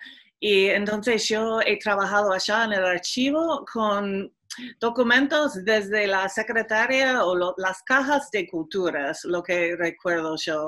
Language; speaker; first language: Spanish; non-native, fluent; English